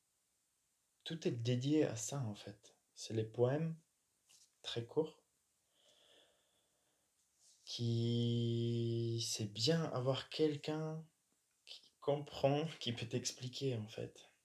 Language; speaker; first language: French; non-native, fluent; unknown